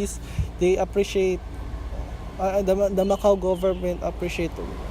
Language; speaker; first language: English; non-native, learner; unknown